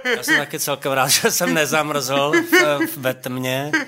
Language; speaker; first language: Czech; native; Czech